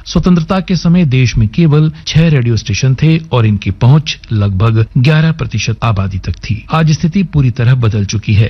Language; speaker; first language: Hindi; native; Hindi